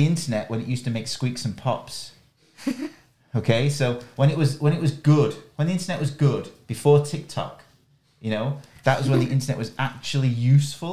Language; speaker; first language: English; native; English